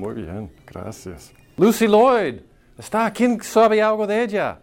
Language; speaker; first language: Spanish; non-native, fluent; English